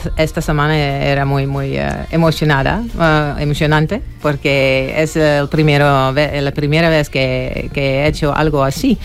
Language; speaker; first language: Spanish; non-native, fluent; Dutch